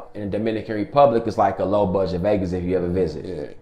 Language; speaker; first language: English; native; English